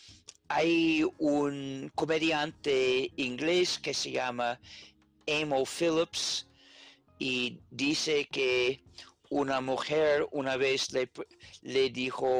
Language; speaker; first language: Spanish; non-native, fluent; English